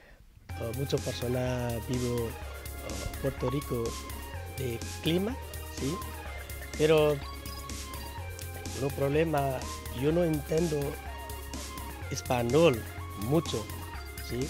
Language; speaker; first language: Spanish; non-native, learner; Nepali